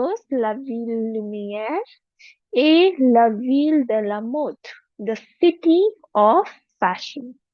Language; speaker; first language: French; non-native, fluent; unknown